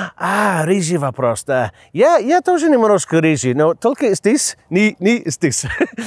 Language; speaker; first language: Russian; non-native, learner; English